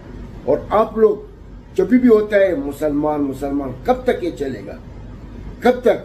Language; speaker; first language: Hindi; non-native, learner; Arabic